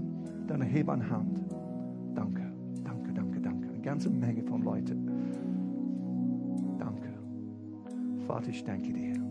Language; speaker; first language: German; non-native, fluent; English